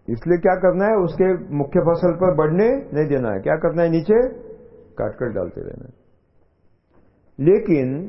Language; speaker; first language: Hindi; non-native, local second language; Marathi